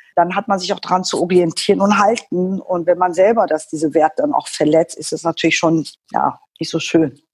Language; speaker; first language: German; non-native, fluent; Persian